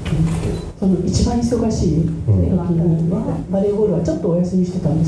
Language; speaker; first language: Japanese; native; Japanese